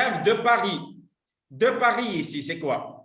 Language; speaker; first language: French; non-native, local second language; Arabic